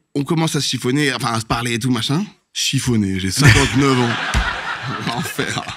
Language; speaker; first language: French; native; French